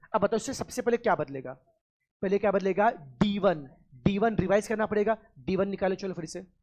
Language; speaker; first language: Hindi; non-native, local second language; Marathi